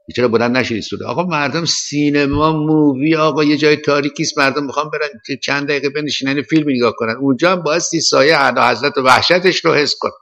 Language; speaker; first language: Persian; native; Persian